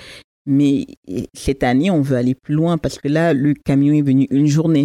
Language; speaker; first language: French; native; French